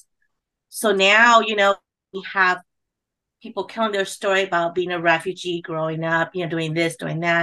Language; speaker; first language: English; early bilingual, other home language; Khmer